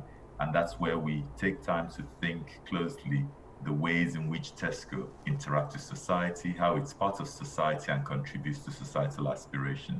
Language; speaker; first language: English; non-native, local second language; Igbo